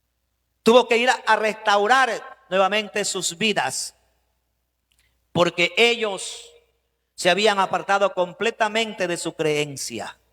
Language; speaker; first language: Spanish; native; Spanish